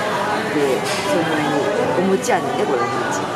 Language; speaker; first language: Japanese; native; Japanese